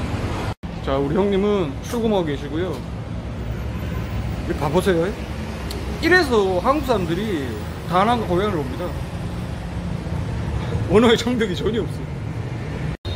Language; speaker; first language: Korean; native; Korean